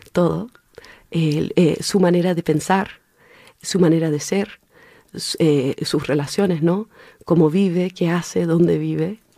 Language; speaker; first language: Spanish; early bilingual, heritage; Spanish